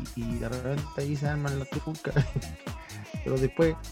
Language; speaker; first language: Spanish; native; Spanish